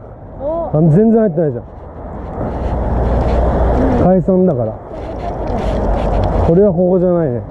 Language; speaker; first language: Japanese; native; Japanese